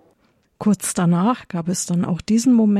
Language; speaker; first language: German; native; German